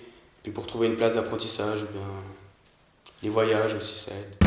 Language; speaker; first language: French; native; French